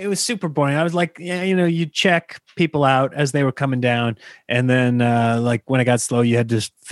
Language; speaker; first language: English; native; English